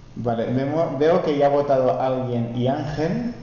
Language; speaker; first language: Spanish; non-native, local second language; Catalan